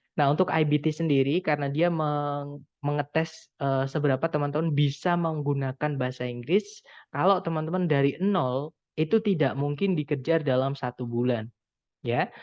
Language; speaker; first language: Indonesian; non-native, local second language; Javanese